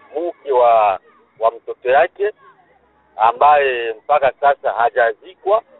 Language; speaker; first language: Swahili; native; Swahili